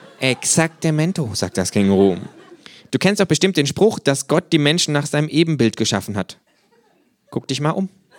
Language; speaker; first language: German; native; German